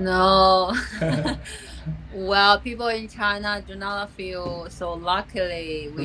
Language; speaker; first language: English; non-native, fluent; Chinese